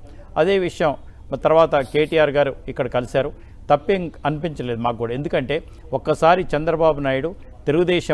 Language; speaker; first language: Telugu; native; Telugu